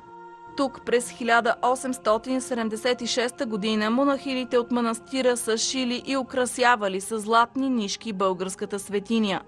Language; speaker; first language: Bulgarian; native; Bulgarian